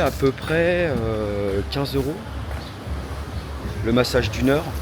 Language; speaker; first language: French; native; French